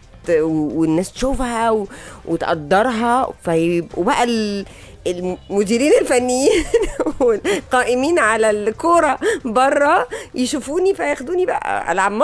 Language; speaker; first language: Arabic; native; Arabic